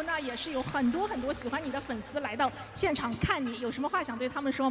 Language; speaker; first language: Chinese; native; Chinese